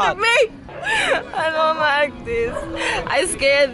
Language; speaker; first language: English; non-native, learner; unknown